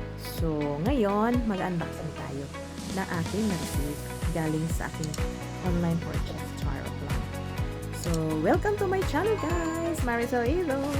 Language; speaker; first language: Filipino; non-native, local second language; Cebuano